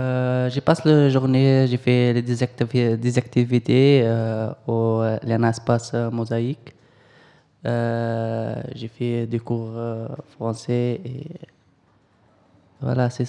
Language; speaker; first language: French; non-native, learner; Arabic